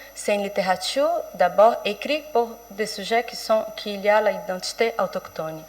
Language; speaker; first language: French; non-native, fluent; Portuguese